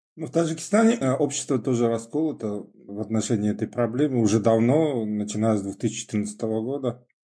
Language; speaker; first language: Russian; non-native, local second language; Tajik